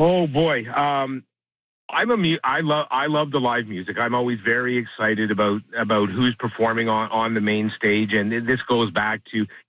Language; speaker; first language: English; native; English